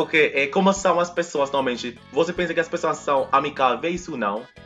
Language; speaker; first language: Portuguese; non-native, fluent; English